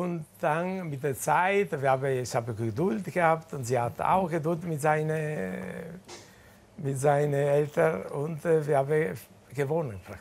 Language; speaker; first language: German; non-native, learner; Italian